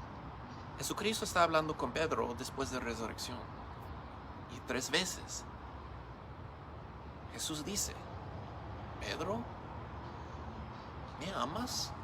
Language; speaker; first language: Spanish; non-native, learner; English